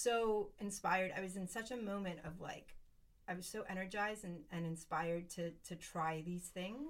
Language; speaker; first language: English; native; English